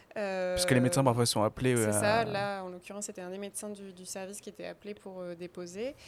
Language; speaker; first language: French; native; French